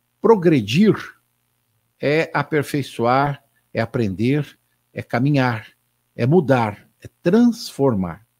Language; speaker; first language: Portuguese; native; Portuguese